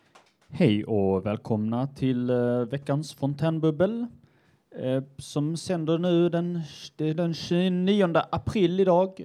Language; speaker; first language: Swedish; native; Swedish